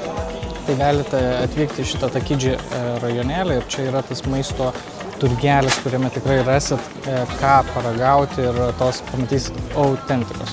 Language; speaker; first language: Lithuanian; native; Lithuanian